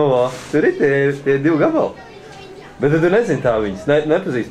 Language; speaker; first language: Latvian; native; Latvian